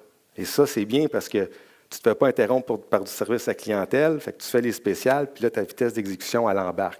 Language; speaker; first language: French; native; French